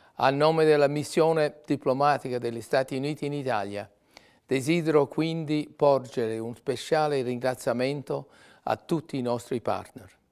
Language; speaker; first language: Italian; non-native, fluent; English